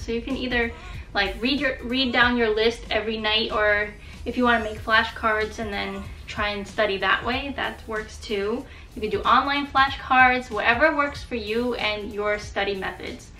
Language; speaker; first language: English; native; English